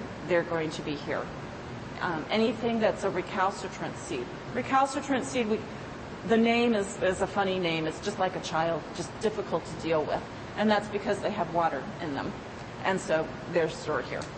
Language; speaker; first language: English; native; English